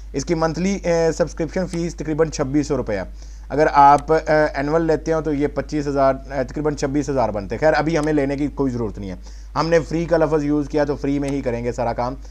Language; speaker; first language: Urdu; non-native, local second language; Punjabi